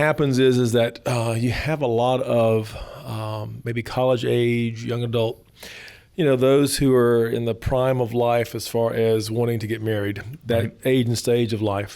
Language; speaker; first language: English; native; English